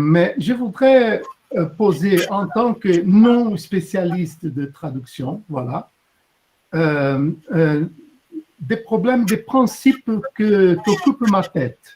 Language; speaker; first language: French; non-native, fluent; Portuguese